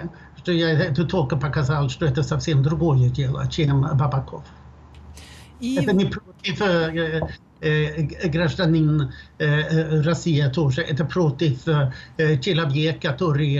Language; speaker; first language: Russian; non-native, fluent; Swedish